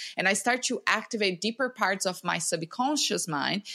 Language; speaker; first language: English; non-native, fluent; Portuguese